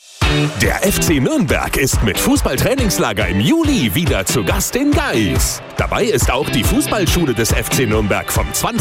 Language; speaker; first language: German; native; German